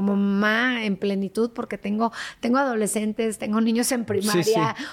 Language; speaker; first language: Spanish; native; Spanish